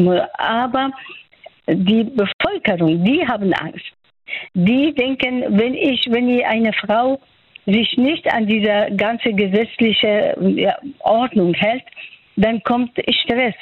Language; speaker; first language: German; non-native, fluent; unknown